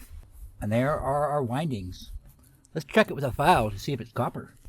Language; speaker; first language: English; native; English